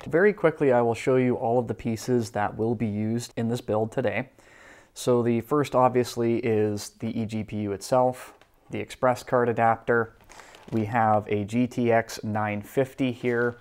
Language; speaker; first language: English; native; English